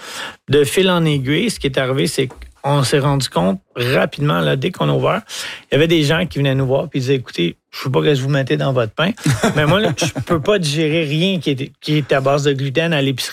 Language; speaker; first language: French; native; French